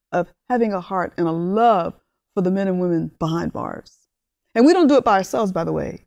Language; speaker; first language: English; early bilingual, other home language; Spanish